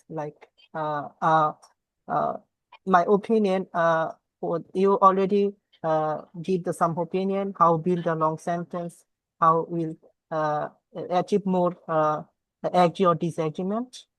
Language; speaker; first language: English; non-native, learner; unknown